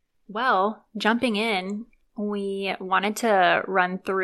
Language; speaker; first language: English; native; English